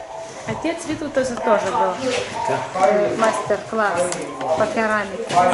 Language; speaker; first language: Russian; non-native, local second language; Lithuanian